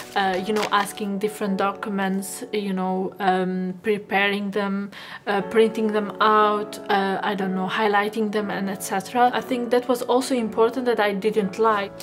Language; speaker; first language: English; non-native, fluent; Arabic